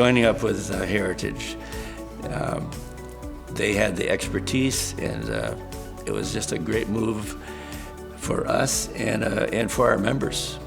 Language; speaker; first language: English; native; English